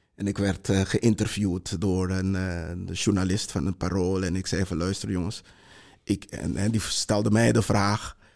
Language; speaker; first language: Dutch; non-native, local second language; Sranan Tongo